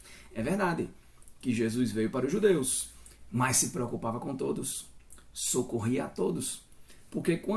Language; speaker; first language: Portuguese; native; Portuguese